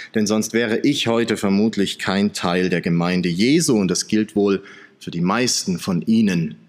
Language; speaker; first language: German; native; German